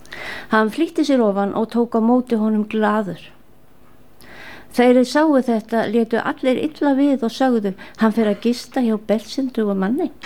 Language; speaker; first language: Icelandic; native; Icelandic